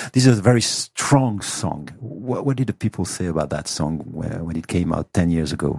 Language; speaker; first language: English; non-native, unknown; French